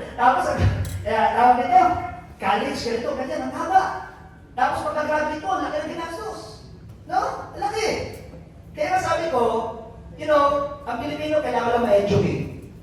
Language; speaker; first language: Filipino; non-native, local second language; Bikol